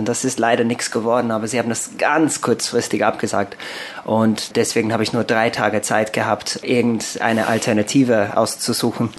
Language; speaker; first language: German; non-native, fluent; English